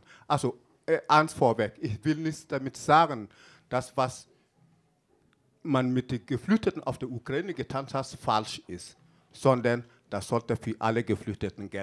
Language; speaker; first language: German; non-native, fluent; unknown